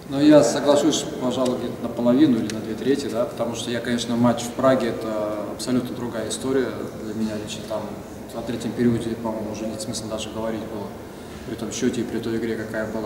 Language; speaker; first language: Russian; native; Russian